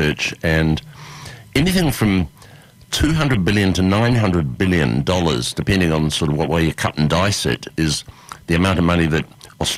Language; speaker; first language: English; native; English